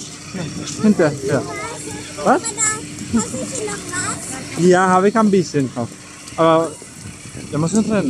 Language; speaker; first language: German; non-native, learner; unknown